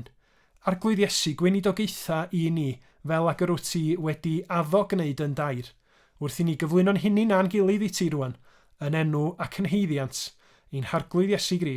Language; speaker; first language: Welsh; native; Welsh